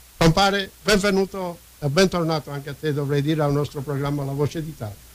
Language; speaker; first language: Italian; early bilingual, heritage; Italian